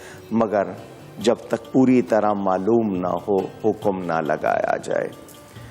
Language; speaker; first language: Urdu; native; Urdu